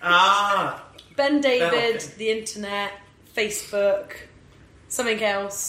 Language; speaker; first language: English; native; English